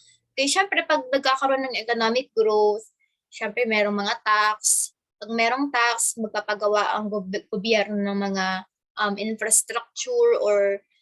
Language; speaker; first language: Filipino; native; Filipino